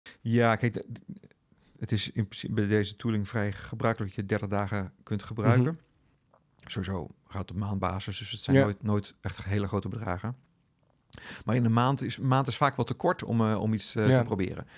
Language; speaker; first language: Dutch; native; Dutch